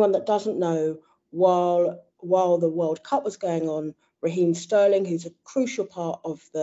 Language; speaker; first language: English; native; English